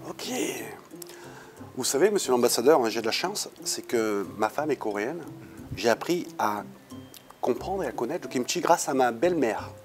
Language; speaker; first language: French; native; French